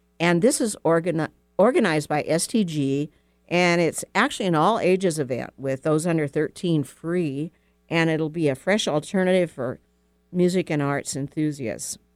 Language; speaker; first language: English; native; English